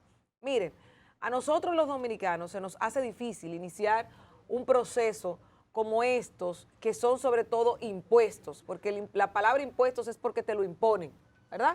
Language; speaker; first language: Spanish; native; Spanish